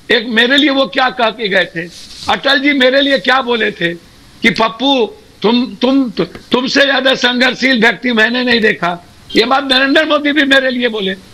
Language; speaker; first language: Hindi; native; Hindi